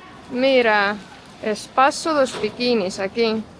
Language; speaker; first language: Spanish; non-native, fluent; Portuguese